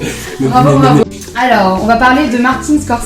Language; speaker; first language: French; native; French